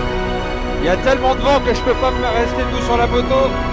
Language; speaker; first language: French; native; French